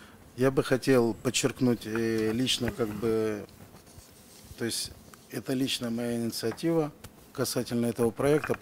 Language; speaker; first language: Russian; native; Russian